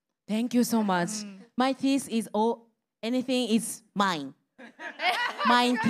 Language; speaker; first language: English; non-native, learner; Japanese